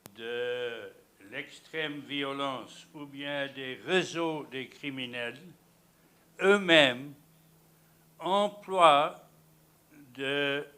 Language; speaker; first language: French; non-native, fluent; English